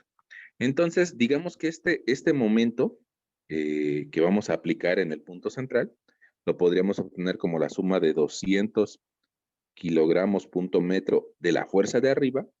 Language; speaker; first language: Spanish; native; Spanish